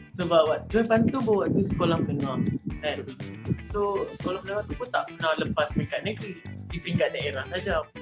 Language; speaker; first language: Malay; native; Malay